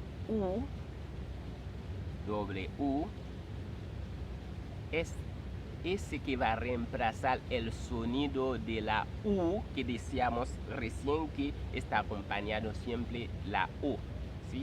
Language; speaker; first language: Spanish; non-native, fluent; Haitian Creole